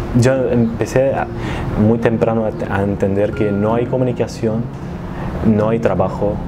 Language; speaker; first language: Spanish; non-native, fluent; Arabic